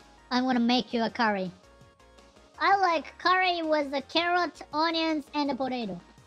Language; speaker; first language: English; non-native, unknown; Japanese